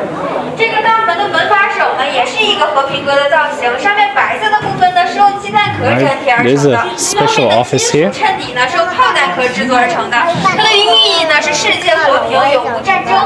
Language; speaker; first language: Chinese; native; Chinese